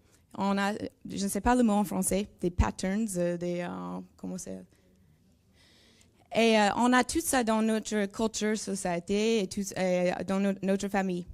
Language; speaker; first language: French; non-native, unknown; English